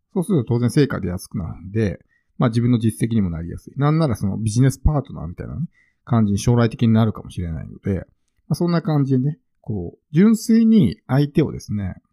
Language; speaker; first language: Japanese; native; Japanese